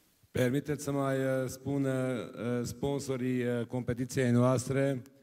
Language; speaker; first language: Romanian; non-native, local second language; Hungarian